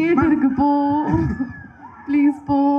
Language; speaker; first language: Tamil; non-native, learner; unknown